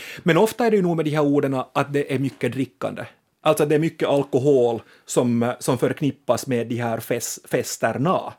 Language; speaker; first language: Swedish; native; Swedish